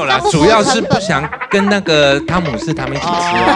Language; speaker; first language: Chinese; native; Chinese